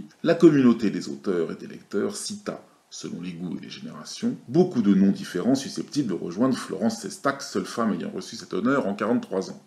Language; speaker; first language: French; native; French